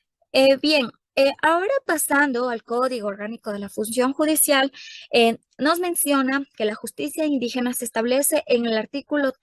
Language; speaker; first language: Spanish; native; Spanish